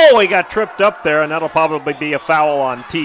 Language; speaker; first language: English; native; English